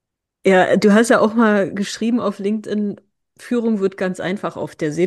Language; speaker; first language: German; native; German